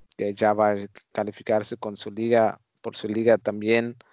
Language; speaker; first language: Spanish; non-native, fluent; Dutch